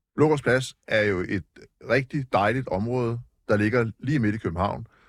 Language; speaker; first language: Danish; native; Danish